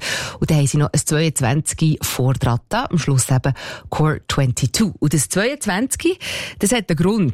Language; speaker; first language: German; native; German